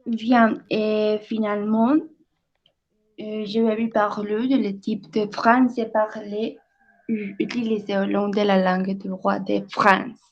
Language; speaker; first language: French; non-native, learner; Spanish